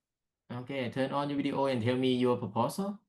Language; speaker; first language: English; non-native, learner; Thai